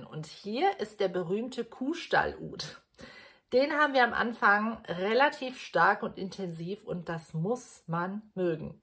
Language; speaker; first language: German; native; German